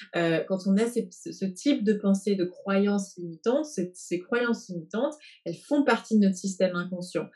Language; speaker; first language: French; native; French